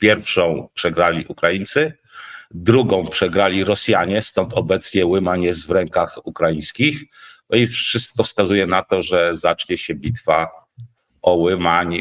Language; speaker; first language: Polish; native; Polish